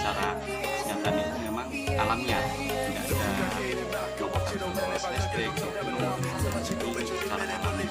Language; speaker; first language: Indonesian; non-native, local second language; Javanese